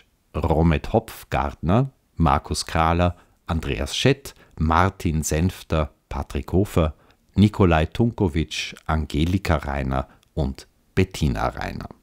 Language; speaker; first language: German; native; German